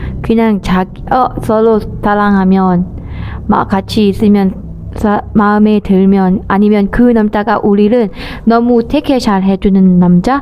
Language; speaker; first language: Korean; non-native, learner; Thai